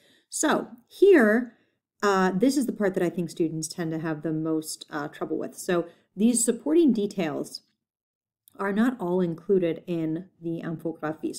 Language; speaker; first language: English; native; English